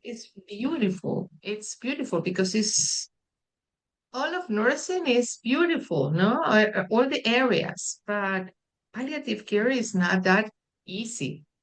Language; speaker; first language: English; non-native, fluent; Spanish